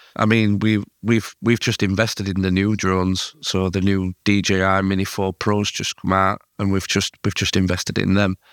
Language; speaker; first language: English; native; English